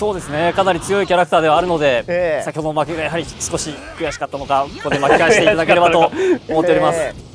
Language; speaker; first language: Japanese; native; Japanese